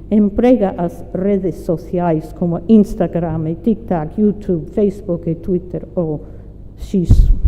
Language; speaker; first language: Galician; non-native, fluent; English